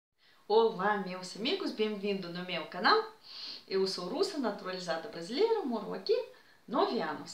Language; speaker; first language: Portuguese; non-native, fluent; Russian